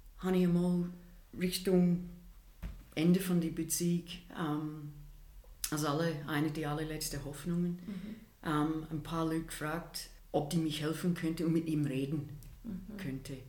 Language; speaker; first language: German; non-native, fluent; English